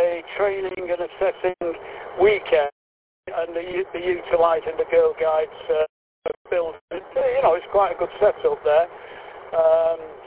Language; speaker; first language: English; native; English